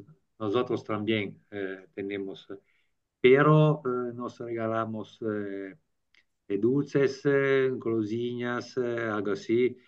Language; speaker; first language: Spanish; non-native, learner; Italian